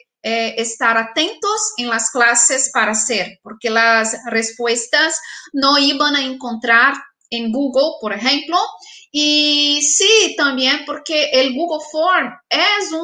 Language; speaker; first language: Spanish; non-native, fluent; Portuguese